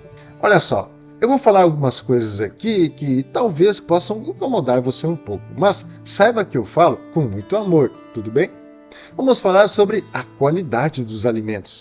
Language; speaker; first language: Portuguese; native; Portuguese